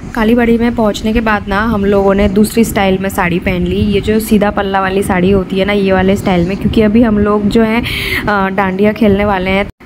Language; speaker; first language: Hindi; non-native, local second language; Bangla